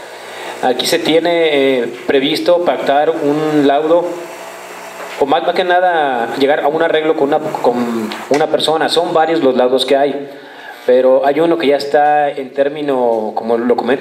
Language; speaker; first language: Spanish; native; Spanish